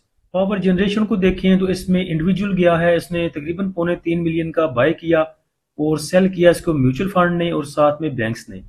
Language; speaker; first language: Hindi; native; Hindi